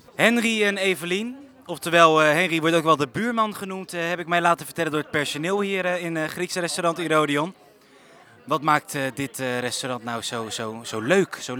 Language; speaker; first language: Dutch; native; Dutch